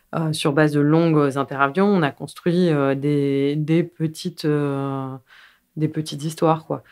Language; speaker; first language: French; native; French